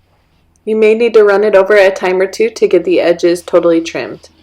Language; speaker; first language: English; native; English